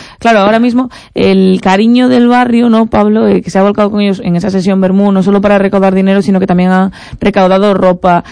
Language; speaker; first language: Spanish; native; Spanish